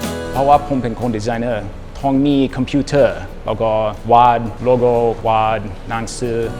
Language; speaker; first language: Thai; non-native, learner; English